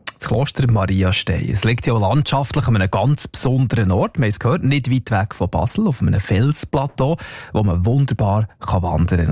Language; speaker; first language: German; native; German